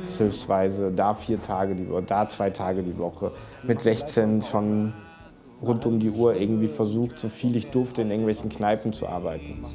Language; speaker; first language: German; early bilingual, other home language; Czech